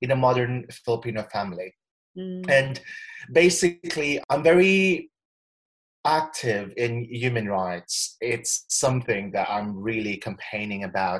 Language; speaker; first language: English; non-native, local second language; Cebuano